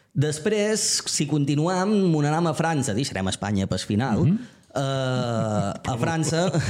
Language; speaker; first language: Catalan; native; Catalan